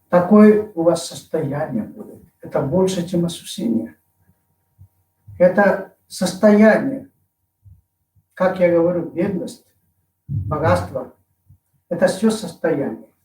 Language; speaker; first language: Russian; non-native, fluent; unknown